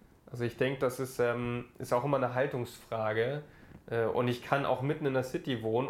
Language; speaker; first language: German; native; German